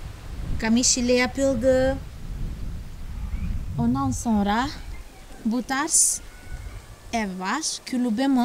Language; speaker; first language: Turkish; non-native, fluent; Portuguese